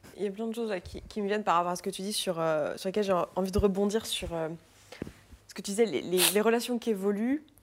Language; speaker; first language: French; native; French